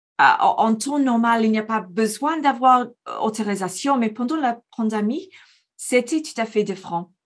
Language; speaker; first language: French; non-native, fluent; English